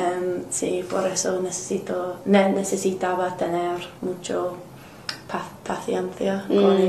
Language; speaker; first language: Spanish; non-native, learner; English